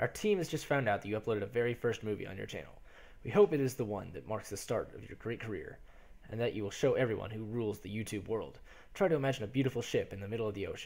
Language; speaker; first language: English; native; English